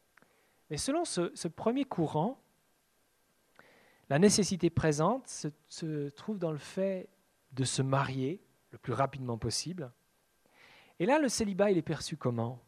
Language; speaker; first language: French; native; French